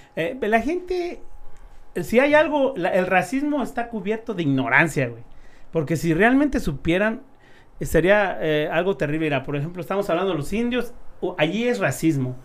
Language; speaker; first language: Spanish; native; Spanish